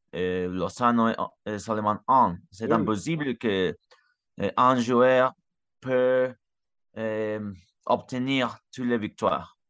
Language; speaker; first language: French; non-native, learner; Spanish